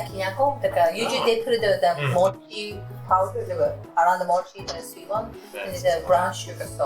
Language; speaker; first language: English; non-native, learner; Japanese